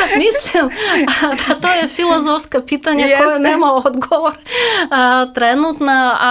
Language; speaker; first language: Serbian; non-native, fluent; Russian